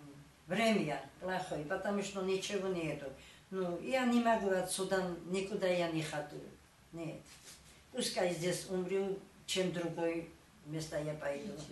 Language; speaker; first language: Russian; non-native, local second language; Georgian